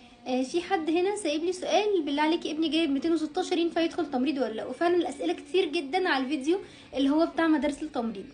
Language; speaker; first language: Arabic; native; Arabic